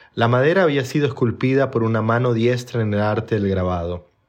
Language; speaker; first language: English; non-native, fluent; Spanish